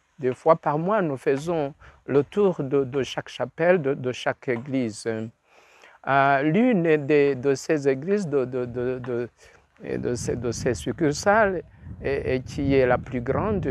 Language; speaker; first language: French; non-native, local second language; Rundi